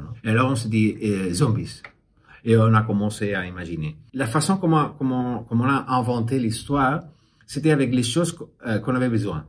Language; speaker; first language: French; non-native, fluent; Spanish